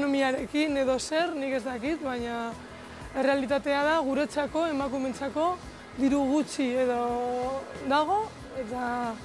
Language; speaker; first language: Basque; non-native, local second language; Spanish